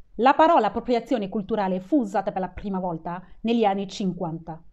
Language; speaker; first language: Italian; non-native, fluent; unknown